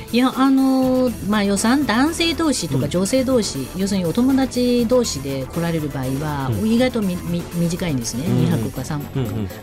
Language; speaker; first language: Japanese; non-native, fluent; Chinese